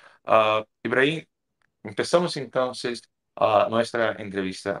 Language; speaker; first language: Spanish; non-native, fluent; Portuguese